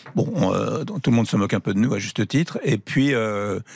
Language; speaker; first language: French; native; French